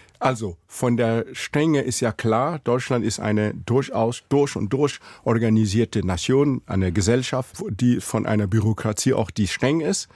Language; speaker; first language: German; non-native, fluent; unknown